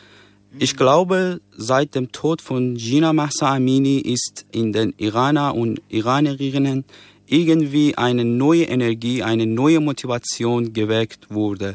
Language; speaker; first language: German; non-native, fluent; Persian